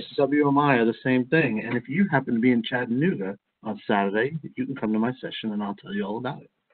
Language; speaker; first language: English; native; English